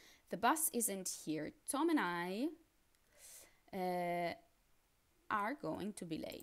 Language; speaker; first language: English; non-native, fluent; Italian